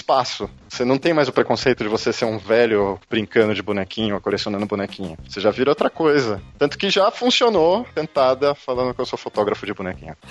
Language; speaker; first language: Portuguese; native; Portuguese